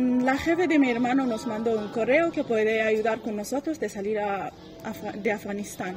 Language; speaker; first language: Spanish; non-native, learner; Persian